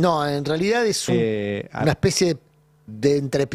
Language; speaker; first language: Spanish; native; Spanish